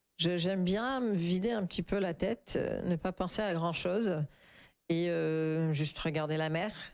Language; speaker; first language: French; non-native, fluent; English